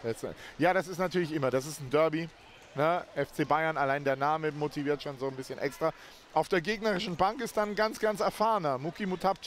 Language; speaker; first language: German; native; German